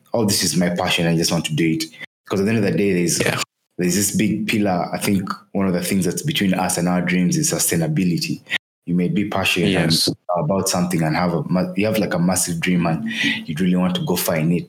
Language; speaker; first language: English; non-native, local second language; Ganda